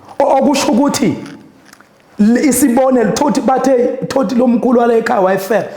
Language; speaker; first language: Zulu; native; Zulu